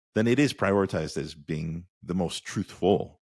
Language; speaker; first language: English; native; English